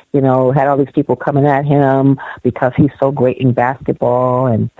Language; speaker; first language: English; native; English